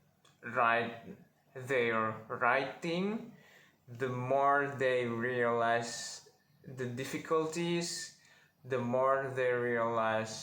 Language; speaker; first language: English; non-native, learner; Indonesian